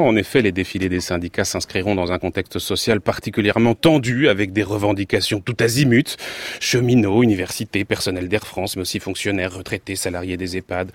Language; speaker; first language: French; native; French